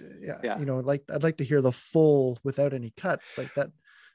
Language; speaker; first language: English; non-native, fluent; French